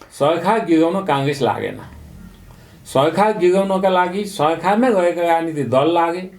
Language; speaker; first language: Nepali; native; Nepali